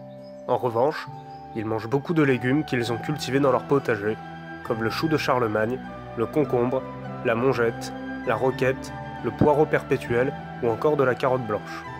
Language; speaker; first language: French; native; French